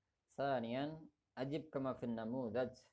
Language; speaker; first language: Arabic; non-native, fluent; Indonesian